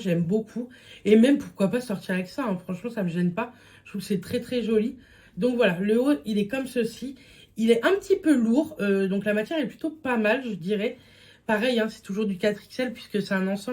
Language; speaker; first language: French; native; French